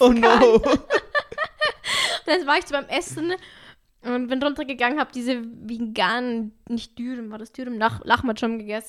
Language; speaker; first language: German; native; German